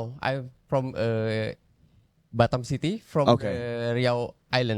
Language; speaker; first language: English; non-native, learner; Indonesian